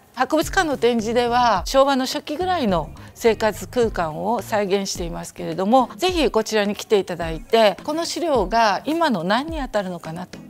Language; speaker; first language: Japanese; native; Japanese